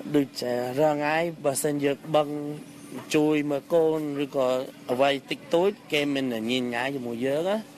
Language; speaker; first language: Khmer; non-native, fluent; English